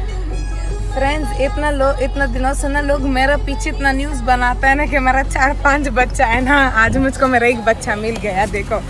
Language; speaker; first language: Hindi; non-native, local second language; Pashto